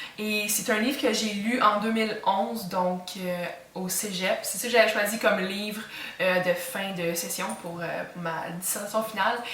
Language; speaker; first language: French; native; French